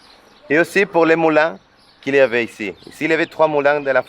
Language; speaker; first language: French; non-native, local second language; Catalan